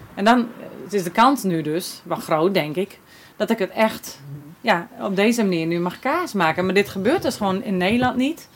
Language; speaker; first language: Dutch; native; Dutch